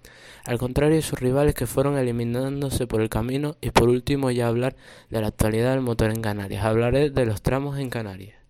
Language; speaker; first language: Spanish; native; Spanish